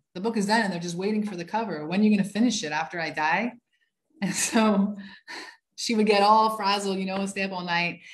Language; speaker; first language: English; native; English